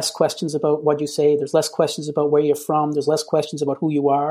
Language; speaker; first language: English; native; English